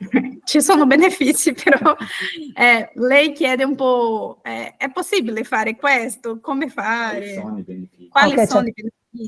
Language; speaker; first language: Italian; non-native, fluent; Portuguese